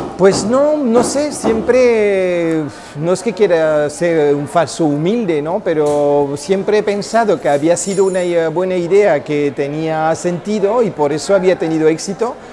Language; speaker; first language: Spanish; early bilingual, heritage; Spanish